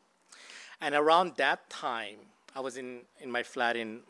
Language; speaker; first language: English; native; English